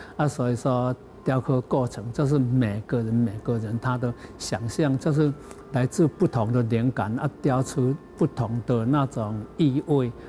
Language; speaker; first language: Chinese; native; Chinese